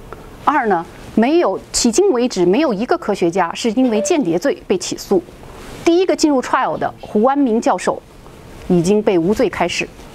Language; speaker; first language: Chinese; native; Chinese